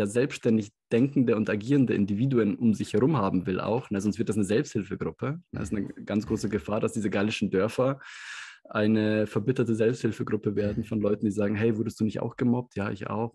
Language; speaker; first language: German; native; German